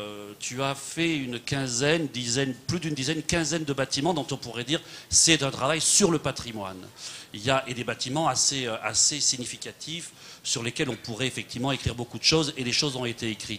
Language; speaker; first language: French; native; French